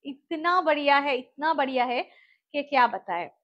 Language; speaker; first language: Hindi; non-native, local second language; Bangla